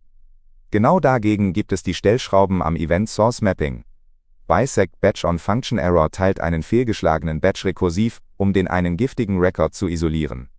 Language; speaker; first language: German; native; German